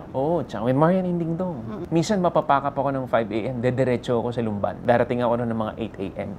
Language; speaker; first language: Filipino; native; Filipino